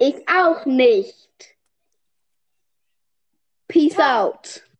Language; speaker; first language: German; native; German